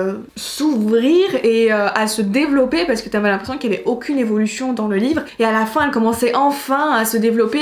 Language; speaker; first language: French; native; French